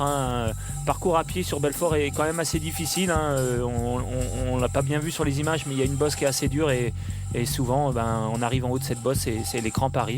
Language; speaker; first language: French; native; French